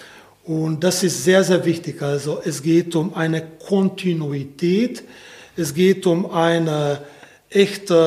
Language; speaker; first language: German; non-native, fluent; Slovenian